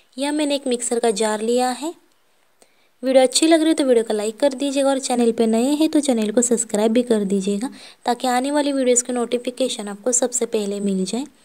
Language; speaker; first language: Hindi; non-native, local second language; Marathi